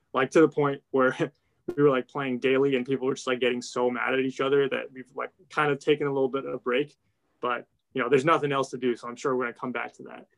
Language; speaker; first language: English; native; English